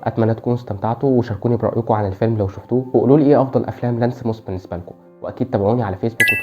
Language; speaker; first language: Arabic; native; Arabic